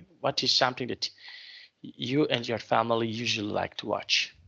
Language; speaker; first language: English; non-native, fluent; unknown